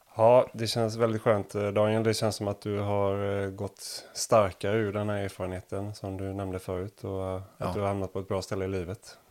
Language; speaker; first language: Swedish; native; Swedish